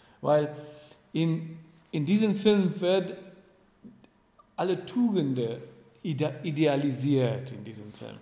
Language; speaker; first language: German; non-native, fluent; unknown